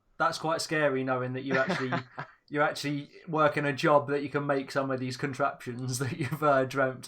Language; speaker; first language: English; native; English